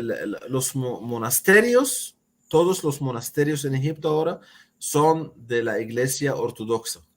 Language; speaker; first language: Spanish; non-native, fluent; Arabic